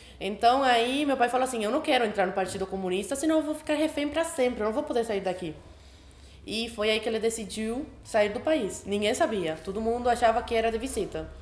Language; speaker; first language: Portuguese; early bilingual, other home language; Spanish